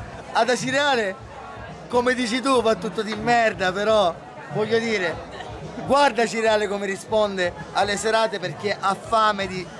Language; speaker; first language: Italian; native; Italian